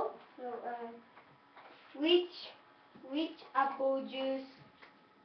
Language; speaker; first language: English; non-native, learner; Japanese